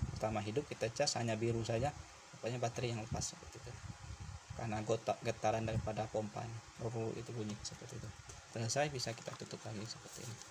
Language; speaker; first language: Indonesian; native; Indonesian